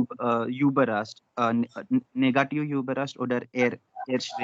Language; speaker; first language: German; non-native, learner; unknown